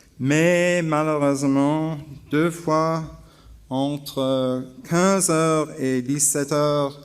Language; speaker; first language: French; non-native, learner; English